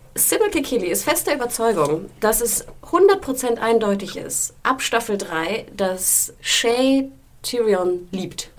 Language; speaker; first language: German; native; German